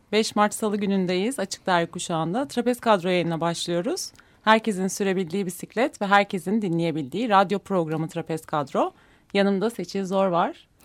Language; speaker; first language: Turkish; native; Turkish